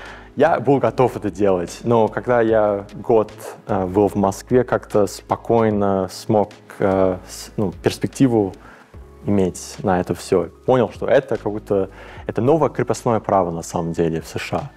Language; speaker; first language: Russian; early bilingual, heritage; English